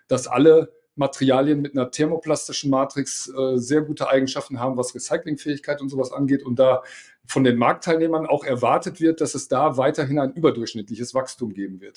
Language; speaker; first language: German; native; German